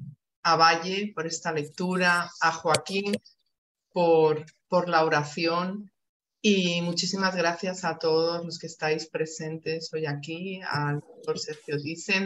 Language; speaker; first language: Spanish; native; Spanish